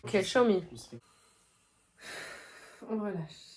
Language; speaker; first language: French; native; French